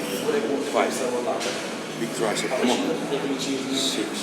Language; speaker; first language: English; non-native, learner; Spanish